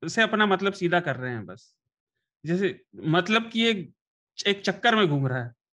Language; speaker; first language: Hindi; native; Hindi